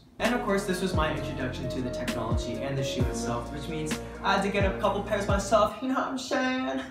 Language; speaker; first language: English; native; English